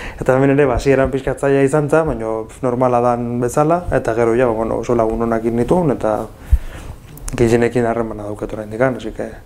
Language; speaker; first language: Basque; early bilingual, other home language; Arabic